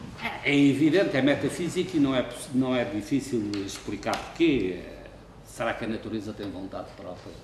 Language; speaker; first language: Portuguese; native; Portuguese